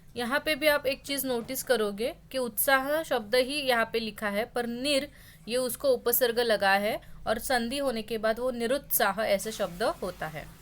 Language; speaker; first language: Hindi; non-native, local second language; Marathi